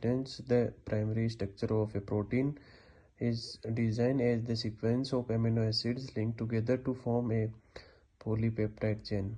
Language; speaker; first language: English; non-native, learner; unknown